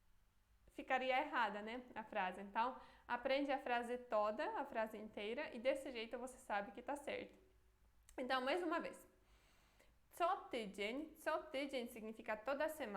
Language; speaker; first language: Portuguese; non-native, fluent; Polish